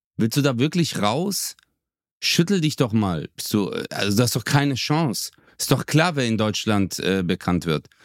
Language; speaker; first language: German; early bilingual, other home language; Turkish